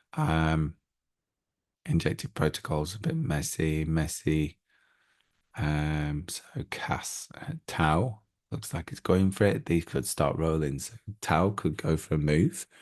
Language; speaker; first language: English; native; English